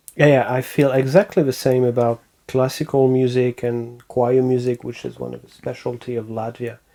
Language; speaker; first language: English; non-native, fluent; French